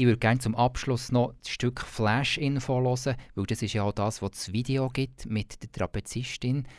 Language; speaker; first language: German; native; German